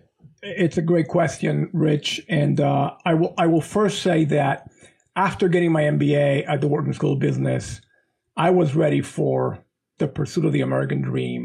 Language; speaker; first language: English; non-native, fluent; Spanish